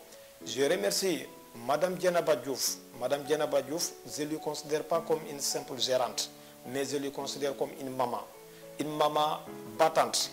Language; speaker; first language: French; non-native, local second language; Fula